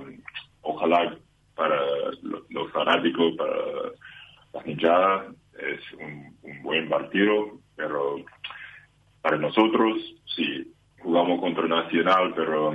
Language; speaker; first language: Spanish; non-native, learner; English